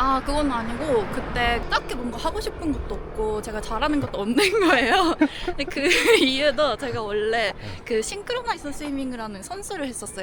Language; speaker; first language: Korean; non-native, fluent; Japanese